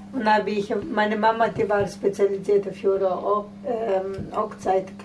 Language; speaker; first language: German; non-native, fluent; Italian